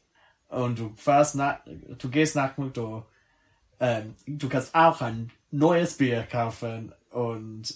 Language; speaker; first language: German; non-native, learner; English